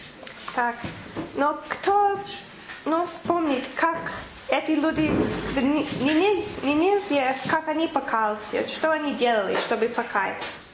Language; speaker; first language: Russian; non-native, fluent; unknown